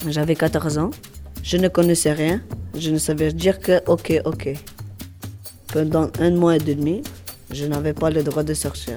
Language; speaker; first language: French; non-native, learner; Albanian